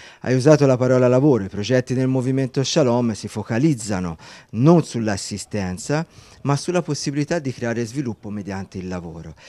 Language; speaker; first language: Italian; native; Italian